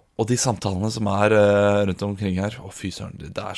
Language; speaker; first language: Norwegian; native; Norwegian